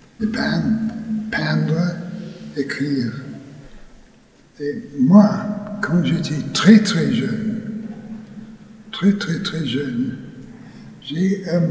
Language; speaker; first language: French; non-native, learner; English